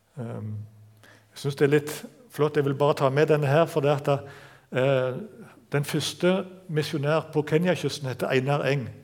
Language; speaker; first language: Norwegian; native; Norwegian